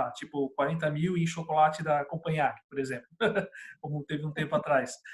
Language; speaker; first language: Portuguese; native; Portuguese